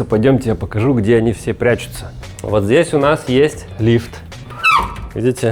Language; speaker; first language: Russian; native; Russian